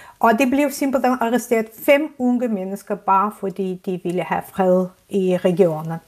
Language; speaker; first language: Danish; non-native, fluent; Azerbaijani